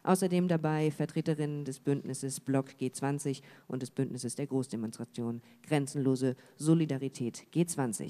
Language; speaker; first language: German; native; German